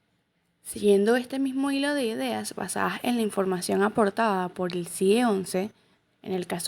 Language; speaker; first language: Spanish; native; Spanish